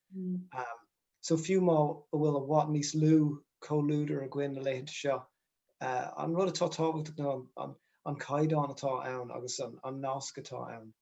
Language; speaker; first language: Irish; non-native, local second language; English